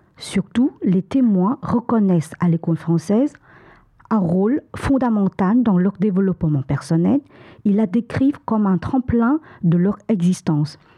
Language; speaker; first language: French; non-native, fluent; Vietnamese